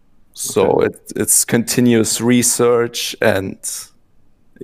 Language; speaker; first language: English; non-native, fluent; German